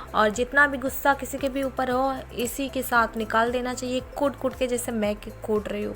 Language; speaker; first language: Hindi; non-native, local second language; Odia